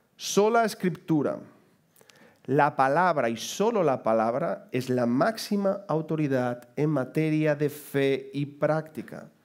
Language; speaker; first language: Spanish; native; Spanish